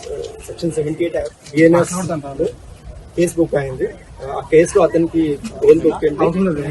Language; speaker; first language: Telugu; non-native, local second language; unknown